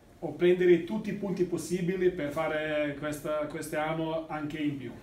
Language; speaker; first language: Italian; non-native, learner; Serbian